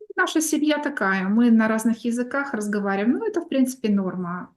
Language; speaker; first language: Russian; non-native, local second language; Ukrainian